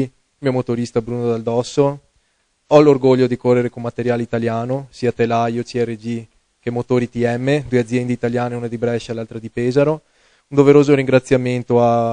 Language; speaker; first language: Italian; native; Italian